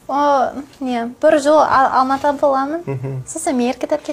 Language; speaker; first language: Kazakh; non-native, learner; English